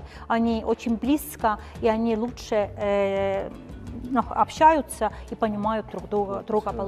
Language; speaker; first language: Russian; non-native, fluent; Estonian